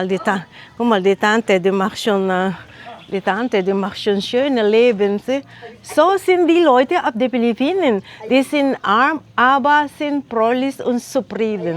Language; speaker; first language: German; non-native, fluent; Filipino